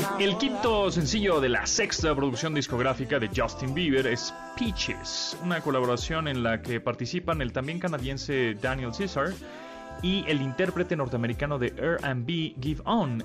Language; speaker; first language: Spanish; native; Spanish